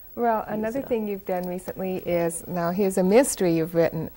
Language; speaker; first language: English; native; English